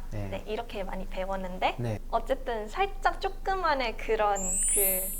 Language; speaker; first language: Korean; non-native, fluent; Malay